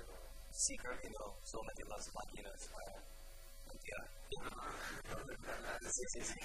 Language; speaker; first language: Spanish; non-native, fluent; English